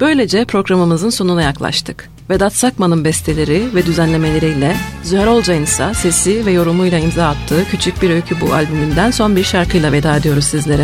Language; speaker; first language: Turkish; native; Turkish